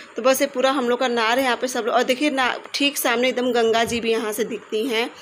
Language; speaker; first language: Hindi; native; Hindi